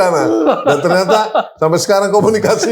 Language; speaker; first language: Indonesian; native; Indonesian